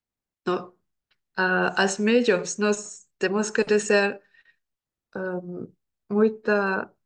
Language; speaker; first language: Portuguese; non-native, learner; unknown